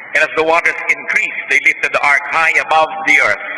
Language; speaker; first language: English; non-native, local second language; Filipino